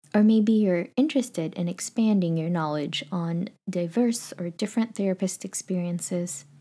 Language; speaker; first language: English; non-native, local second language; Filipino